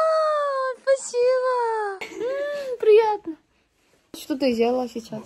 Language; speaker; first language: Russian; non-native, fluent; Korean